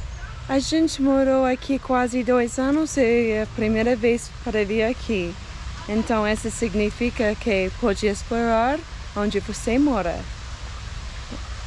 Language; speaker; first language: Portuguese; non-native, fluent; English